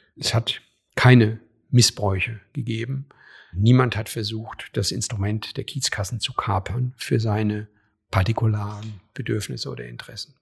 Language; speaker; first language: German; native; German